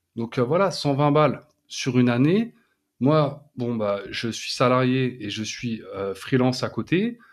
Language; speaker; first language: French; native; French